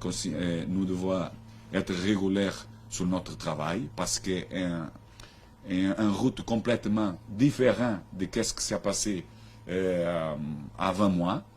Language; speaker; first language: French; non-native, learner; Portuguese